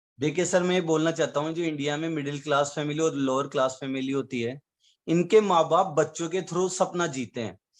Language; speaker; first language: Hindi; native; Hindi